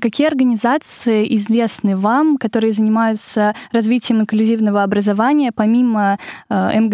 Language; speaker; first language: Russian; native; Russian